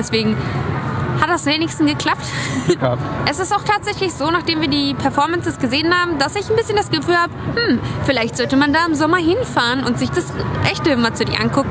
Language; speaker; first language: German; native; German